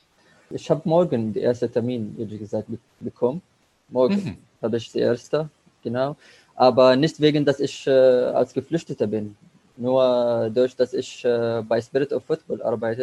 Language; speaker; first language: German; non-native, learner; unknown